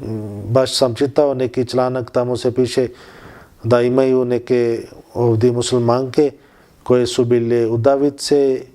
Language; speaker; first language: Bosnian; non-native, learner; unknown